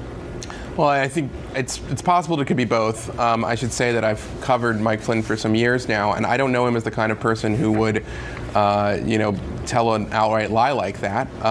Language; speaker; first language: English; native; English